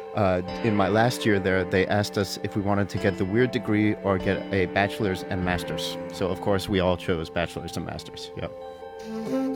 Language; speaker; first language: English; native; English